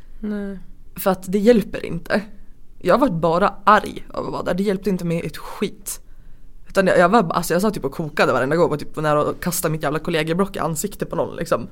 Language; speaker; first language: Swedish; native; Swedish